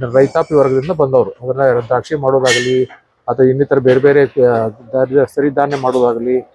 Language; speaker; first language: Kannada; native; Kannada